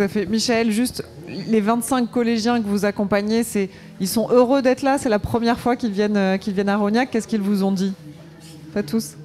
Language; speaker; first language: French; native; French